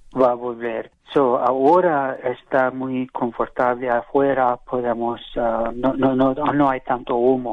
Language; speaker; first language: Spanish; early bilingual, heritage; English